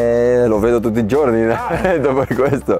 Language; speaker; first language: Italian; non-native, learner; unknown